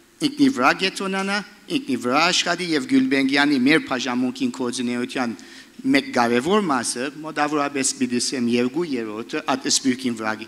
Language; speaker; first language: Armenian; early bilingual, heritage; Armenian